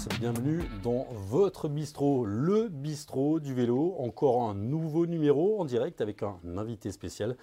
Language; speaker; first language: French; native; French